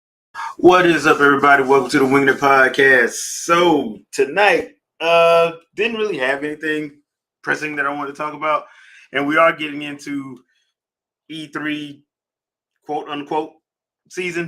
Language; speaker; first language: English; native; English